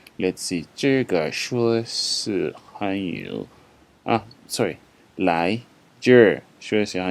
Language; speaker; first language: Chinese; non-native, fluent; English